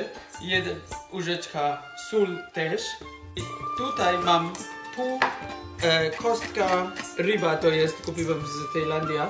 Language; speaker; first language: Polish; non-native, learner; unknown